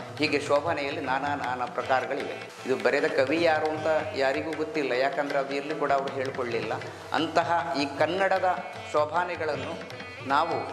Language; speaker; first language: Kannada; non-native, local second language; Konkani